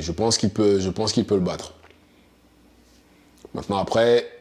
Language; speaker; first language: French; native; French